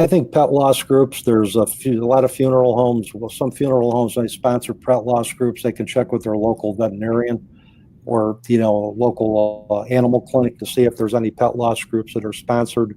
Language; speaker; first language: English; native; English